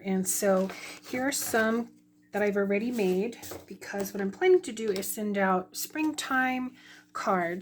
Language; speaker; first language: English; native; English